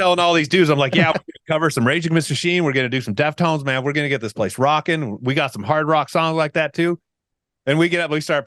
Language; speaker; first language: English; native; English